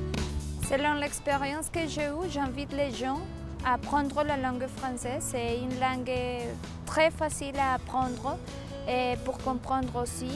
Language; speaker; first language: French; non-native, fluent; Spanish